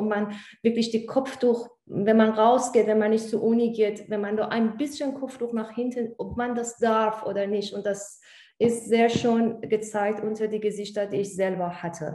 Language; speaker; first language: German; non-native, fluent; Persian